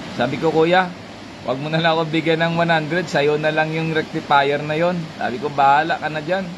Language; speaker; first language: Filipino; non-native, local second language; Hiligaynon